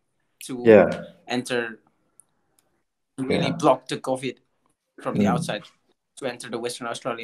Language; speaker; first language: English; non-native, learner; Indonesian